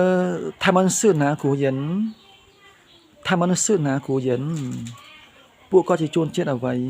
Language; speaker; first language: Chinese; non-native, learner; Khmer